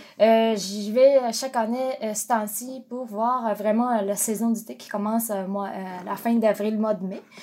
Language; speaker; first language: French; non-native, fluent; Japanese